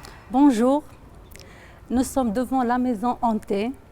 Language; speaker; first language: French; non-native, learner; Arabic